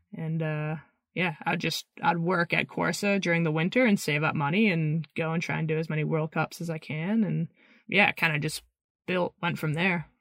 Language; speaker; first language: English; native; English